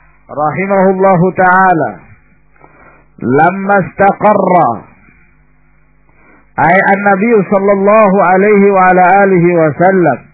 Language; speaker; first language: Arabic; non-native, fluent; Indonesian